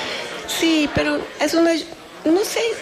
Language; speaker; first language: Spanish; non-native, fluent; Portuguese